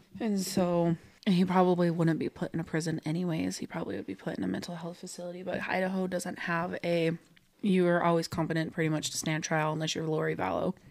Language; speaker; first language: English; native; English